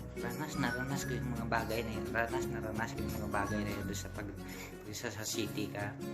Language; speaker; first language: Filipino; non-native, local second language; Hiligaynon